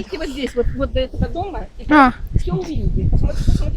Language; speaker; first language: Russian; native; Russian